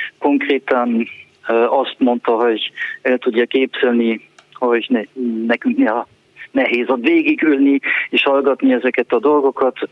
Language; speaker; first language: Hungarian; early bilingual, heritage; German